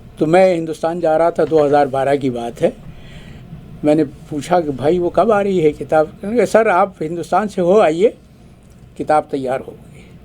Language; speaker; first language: Urdu; native; Urdu